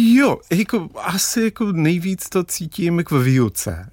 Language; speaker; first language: Czech; non-native, fluent; English